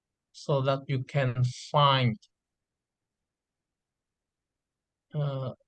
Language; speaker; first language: English; non-native, learner; Vietnamese